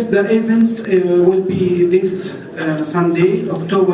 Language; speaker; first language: English; non-native, fluent; Arabic